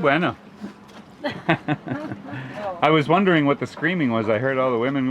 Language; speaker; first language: English; native; English